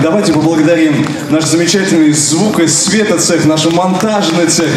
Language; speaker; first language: Russian; native; Russian